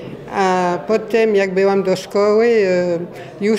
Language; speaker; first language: Polish; early bilingual, heritage; Polish